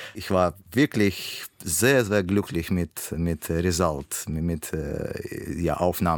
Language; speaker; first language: German; non-native, learner; Russian